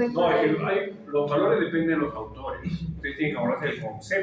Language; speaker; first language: Spanish; native; Spanish